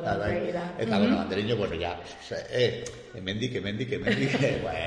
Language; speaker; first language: Basque; non-native, local second language; Spanish